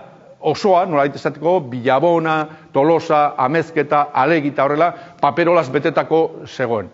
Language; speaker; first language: Basque; native; Basque